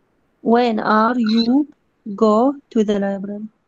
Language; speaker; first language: English; non-native, learner; Arabic